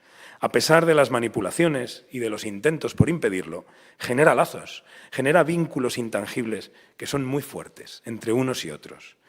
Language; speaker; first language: Spanish; native; Spanish